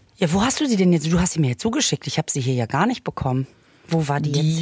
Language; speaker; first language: German; native; German